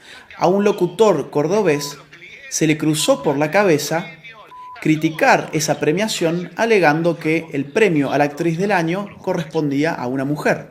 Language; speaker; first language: Spanish; native; Spanish